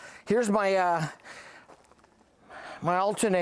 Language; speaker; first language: English; native; English